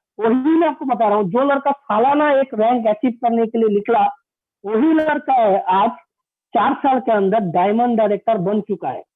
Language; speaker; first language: Hindi; non-native, local second language; Bangla